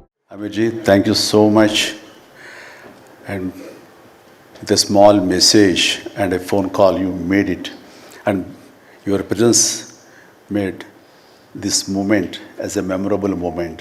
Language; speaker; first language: English; non-native, local second language; Telugu